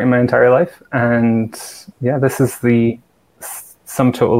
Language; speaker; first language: English; native; English